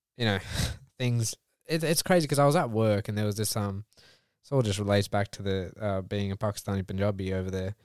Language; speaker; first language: English; early bilingual, other home language; Punjabi